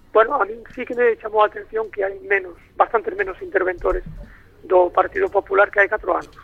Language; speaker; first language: Galician; non-native, local second language; Spanish